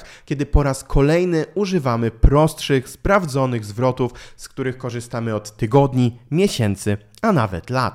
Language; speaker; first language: Polish; native; Polish